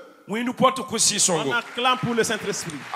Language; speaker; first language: French; non-native, local second language; Mossi